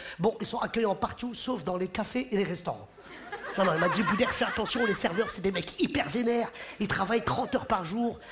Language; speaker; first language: French; early bilingual, other home language; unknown